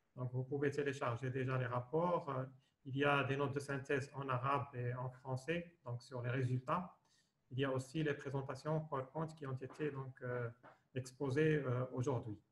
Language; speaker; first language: French; non-native, local second language; Arabic